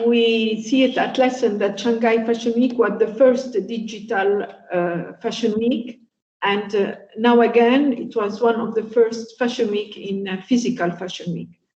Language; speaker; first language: English; non-native, fluent; Italian